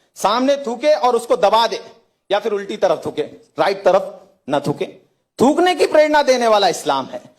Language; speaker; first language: Hindi; native; Hindi